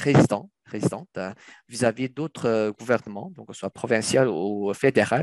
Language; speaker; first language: French; non-native, fluent; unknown